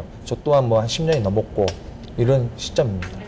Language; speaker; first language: Korean; native; Korean